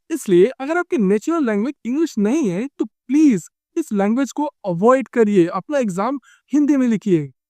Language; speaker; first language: Hindi; native; Hindi